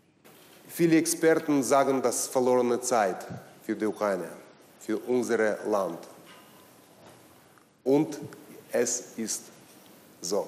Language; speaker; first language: German; non-native, learner; Russian